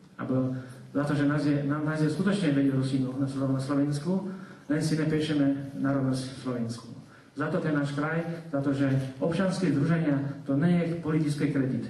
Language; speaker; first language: Slovak; non-native, local second language; Rusyn